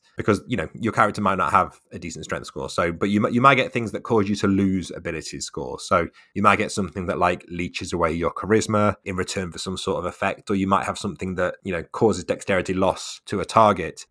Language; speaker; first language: English; native; English